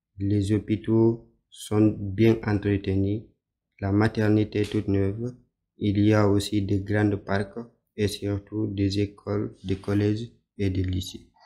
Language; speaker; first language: French; non-native, learner; Tamil